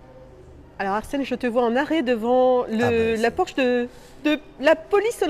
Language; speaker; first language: French; native; French